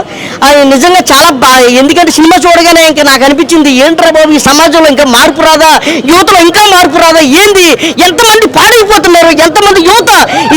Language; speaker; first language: Telugu; native; Telugu